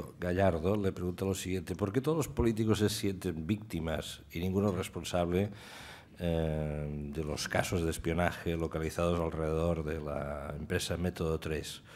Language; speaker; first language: Spanish; non-native, local second language; Catalan